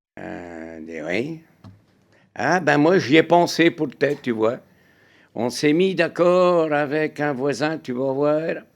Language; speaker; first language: French; native; French